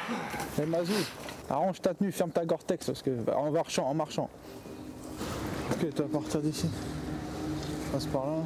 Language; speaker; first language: French; native; French